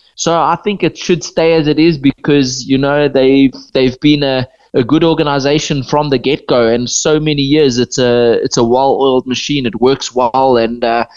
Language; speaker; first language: English; native; English